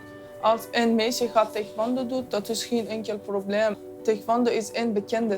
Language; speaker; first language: Dutch; non-native, learner; Persian